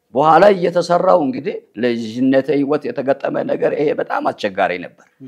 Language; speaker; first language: Amharic; non-native, local second language; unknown